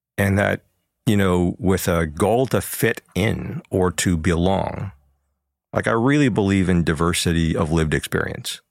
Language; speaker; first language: English; early bilingual, other home language; Chinese